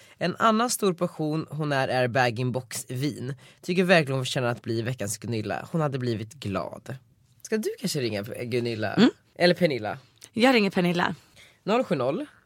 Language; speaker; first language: Swedish; native; Swedish